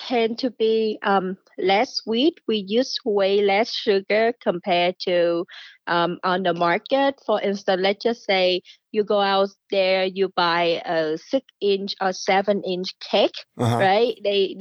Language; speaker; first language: English; non-native, fluent; Vietnamese